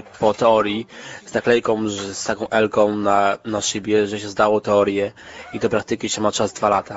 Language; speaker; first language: Polish; native; Polish